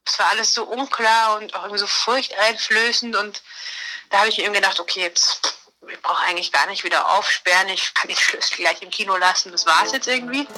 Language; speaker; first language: German; native; German